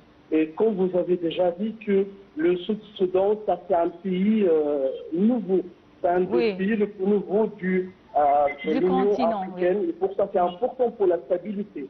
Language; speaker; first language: French; non-native, fluent; Arabic